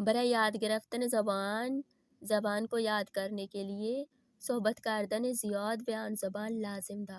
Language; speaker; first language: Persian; non-native, fluent; Urdu